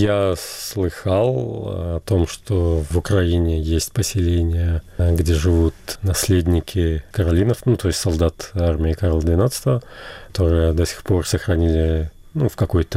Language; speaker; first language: Russian; native; Russian